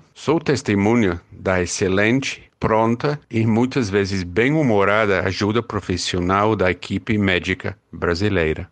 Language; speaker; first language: Portuguese; non-native, fluent; English